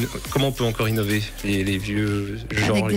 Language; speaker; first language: French; native; French